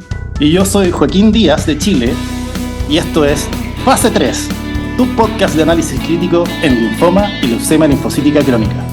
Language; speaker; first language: Spanish; native; Spanish